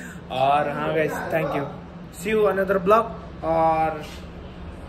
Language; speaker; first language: Hindi; non-native, local second language; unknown